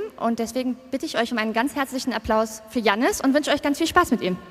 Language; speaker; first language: German; native; German